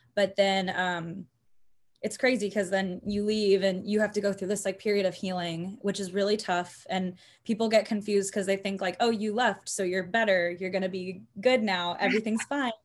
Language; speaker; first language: English; native; English